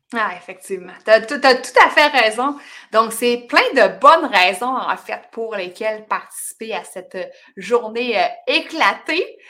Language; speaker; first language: French; native; French